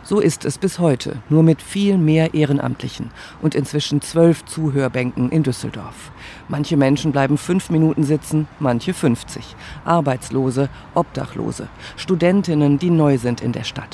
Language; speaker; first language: German; native; German